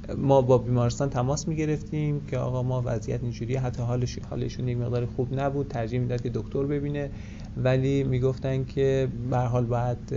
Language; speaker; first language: Persian; native; Persian